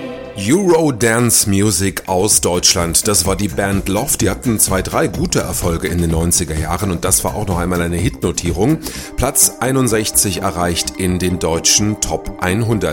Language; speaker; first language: German; native; German